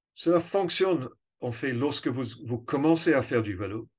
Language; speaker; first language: French; non-native, fluent; English